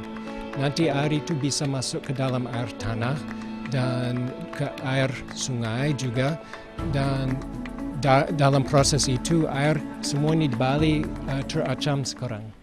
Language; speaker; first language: Indonesian; non-native, fluent; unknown